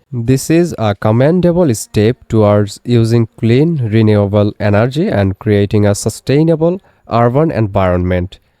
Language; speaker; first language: English; non-native, local second language; Bangla